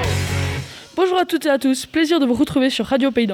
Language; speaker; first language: French; native; French